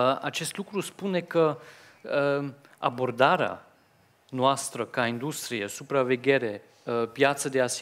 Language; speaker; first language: Romanian; non-native, fluent; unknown